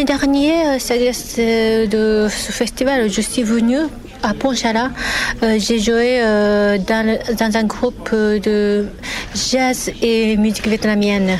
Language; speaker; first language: French; non-native, fluent; Japanese